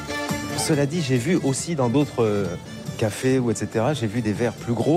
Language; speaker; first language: French; native; French